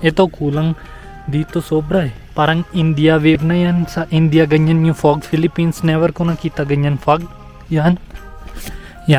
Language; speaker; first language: Filipino; non-native, learner; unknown